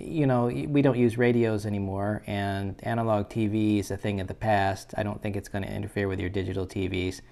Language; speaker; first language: English; native; English